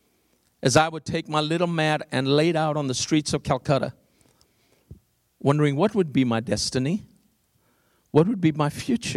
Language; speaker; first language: English; non-native, local second language; Bangla